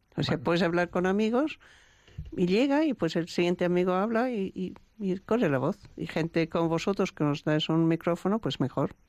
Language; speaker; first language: Spanish; non-native, fluent; German